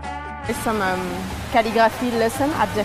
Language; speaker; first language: English; non-native, fluent; French